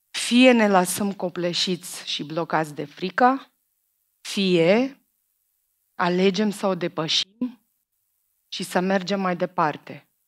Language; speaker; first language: Romanian; non-native, fluent; Macedonian